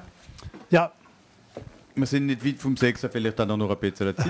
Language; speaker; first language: German; non-native, learner; French